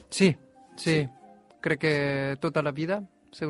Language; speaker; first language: Catalan; non-native, learner; Korean